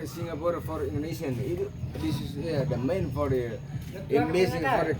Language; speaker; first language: English; non-native, learner; Indonesian